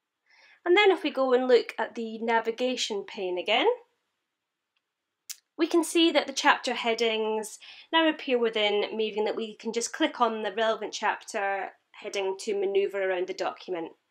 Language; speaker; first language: English; native; English